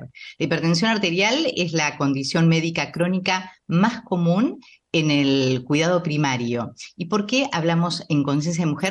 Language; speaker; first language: Spanish; native; Spanish